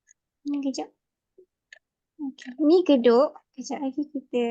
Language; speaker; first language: Malay; native; Malay